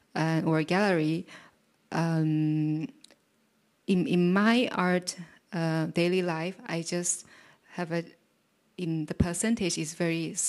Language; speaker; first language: English; non-native, fluent; Japanese